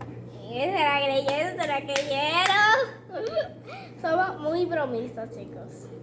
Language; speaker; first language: Spanish; native; Spanish